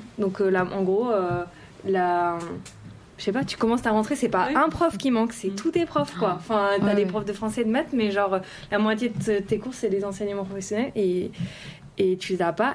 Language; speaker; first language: French; native; French